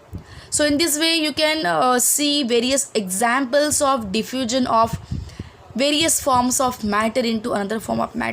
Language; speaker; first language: English; non-native, local second language; Hindi